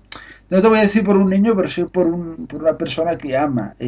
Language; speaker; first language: Spanish; native; Spanish